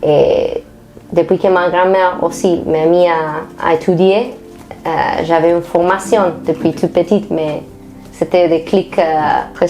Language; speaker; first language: French; non-native, fluent; Spanish